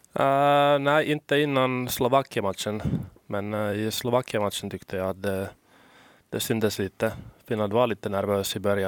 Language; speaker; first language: Swedish; non-native, local second language; Finnish